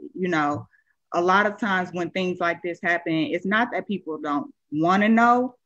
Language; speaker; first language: English; native; English